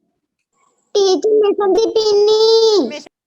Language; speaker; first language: English; non-native, learner; Sinhala